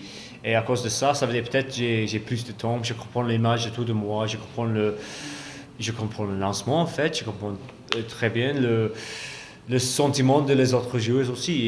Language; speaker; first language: French; non-native, fluent; English